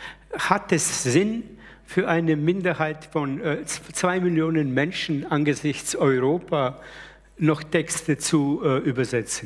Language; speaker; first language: German; early bilingual, other home language; Slovenian